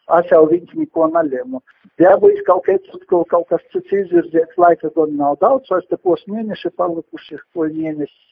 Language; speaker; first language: Latvian; native; Latvian